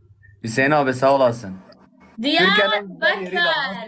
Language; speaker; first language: Turkish; native; Turkish